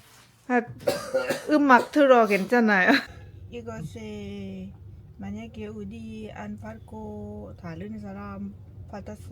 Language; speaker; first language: Korean; non-native, learner; Lao